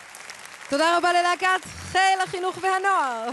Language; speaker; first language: Hebrew; native; Hebrew